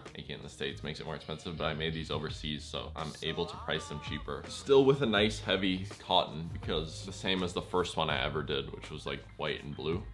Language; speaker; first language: English; native; English